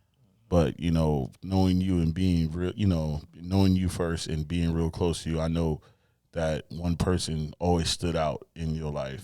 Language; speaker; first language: English; native; English